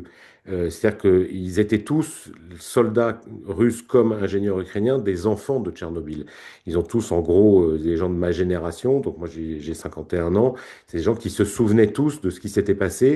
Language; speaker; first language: French; native; French